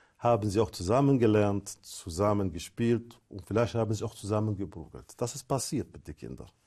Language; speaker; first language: German; non-native, fluent; Arabic